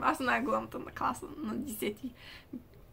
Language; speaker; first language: Bulgarian; early bilingual, heritage; Bulgarian